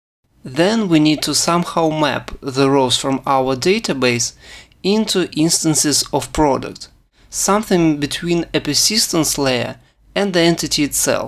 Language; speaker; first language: English; non-native, fluent; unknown